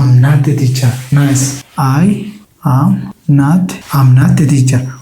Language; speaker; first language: English; non-native, local second language; Oromo